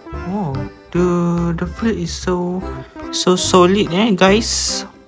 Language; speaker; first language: English; non-native, local second language; Malay